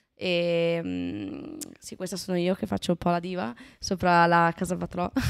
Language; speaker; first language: Italian; native; Italian